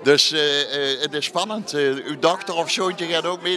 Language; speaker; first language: Dutch; native; Dutch